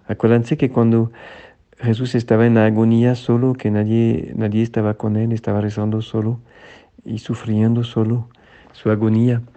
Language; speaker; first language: Spanish; non-native, fluent; French